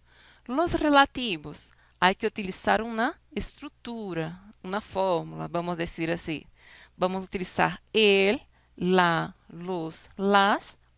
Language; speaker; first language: Spanish; non-native, fluent; Portuguese